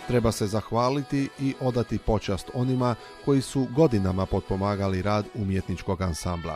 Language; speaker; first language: Bosnian; native; Bosnian